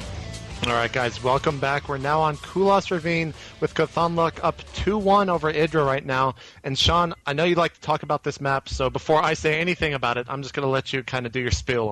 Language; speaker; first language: English; native; English